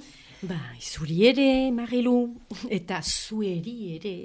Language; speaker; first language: Basque; non-native, fluent; French